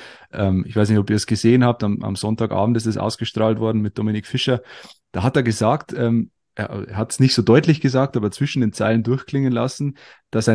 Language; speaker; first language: German; native; German